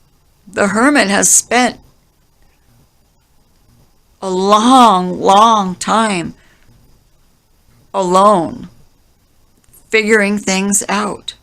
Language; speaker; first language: English; native; English